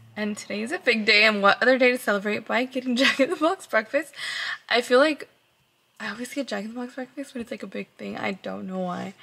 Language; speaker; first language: English; early bilingual, other home language; Spanish